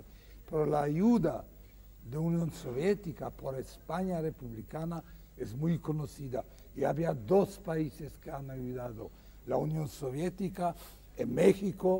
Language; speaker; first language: Spanish; non-native, fluent; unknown